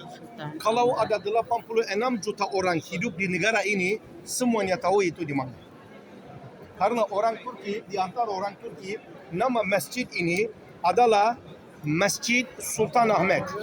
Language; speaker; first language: Indonesian; non-native, learner; Turkish